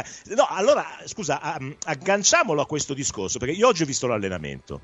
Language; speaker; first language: Italian; native; Italian